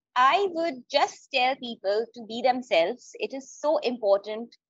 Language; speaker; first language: English; non-native, local second language; Hindi